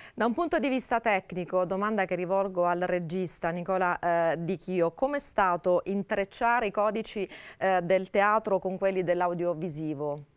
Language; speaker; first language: Italian; native; Italian